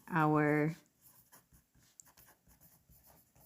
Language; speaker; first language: English; native; English